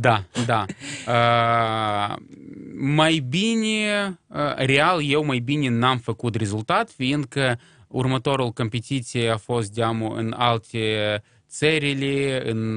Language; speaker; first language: Romanian; non-native, local second language; Russian